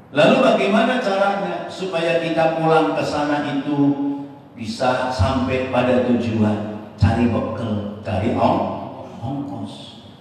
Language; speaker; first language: Indonesian; non-native, local second language; Javanese